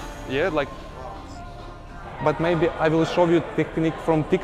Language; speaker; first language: English; non-native, learner; Russian